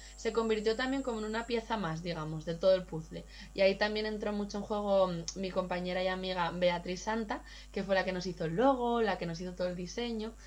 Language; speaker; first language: Spanish; native; Spanish